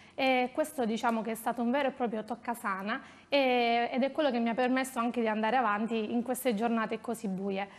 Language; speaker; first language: Italian; native; Italian